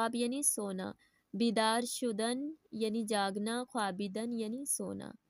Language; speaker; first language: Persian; non-native, fluent; Urdu